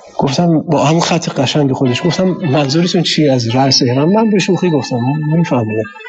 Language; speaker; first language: Persian; native; Persian